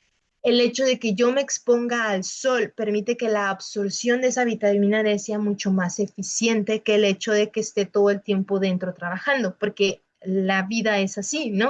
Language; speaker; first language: Spanish; native; Spanish